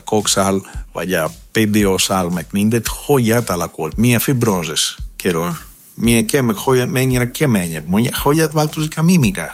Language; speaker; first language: Hungarian; non-native, fluent; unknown